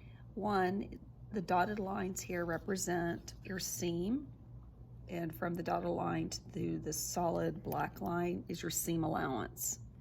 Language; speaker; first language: English; native; English